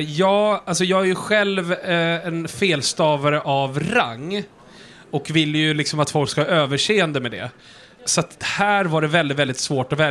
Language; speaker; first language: Swedish; native; Swedish